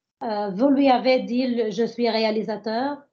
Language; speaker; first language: French; non-native, learner; Arabic